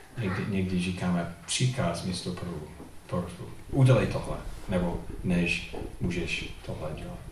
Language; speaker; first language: Czech; non-native, fluent; English